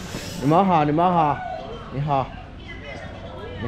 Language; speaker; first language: Chinese; non-native, fluent; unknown